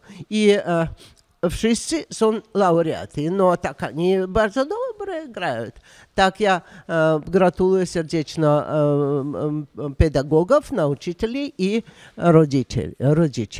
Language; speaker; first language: Polish; non-native, learner; Russian